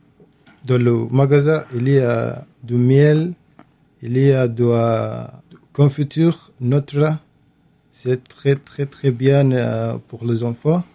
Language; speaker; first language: French; non-native, learner; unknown